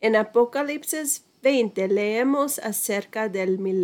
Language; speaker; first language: Spanish; non-native, fluent; English